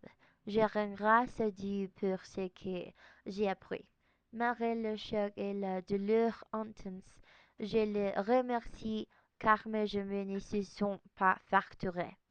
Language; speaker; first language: French; non-native, learner; Spanish